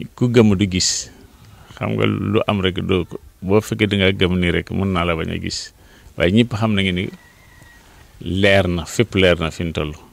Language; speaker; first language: Wolof; non-native, local second language; Mandingo